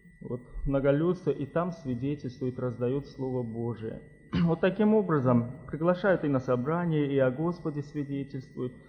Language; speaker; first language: Russian; non-native, local second language; Azerbaijani